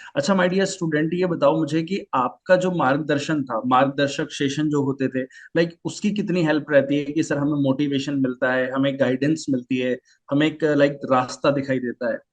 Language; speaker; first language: Hindi; native; Hindi